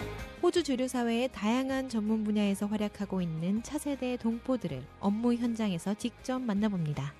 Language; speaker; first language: Korean; native; Korean